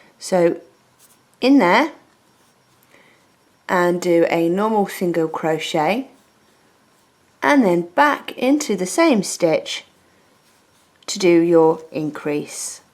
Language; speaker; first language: English; native; English